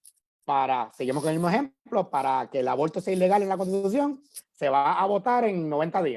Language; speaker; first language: Spanish; native; Spanish